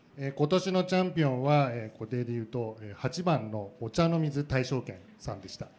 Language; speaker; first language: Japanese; native; Japanese